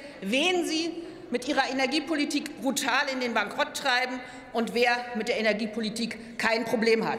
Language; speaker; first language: German; native; German